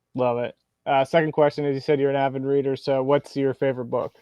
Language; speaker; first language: English; native; English